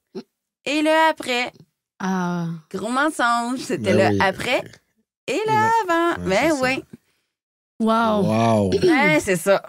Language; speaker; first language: French; native; French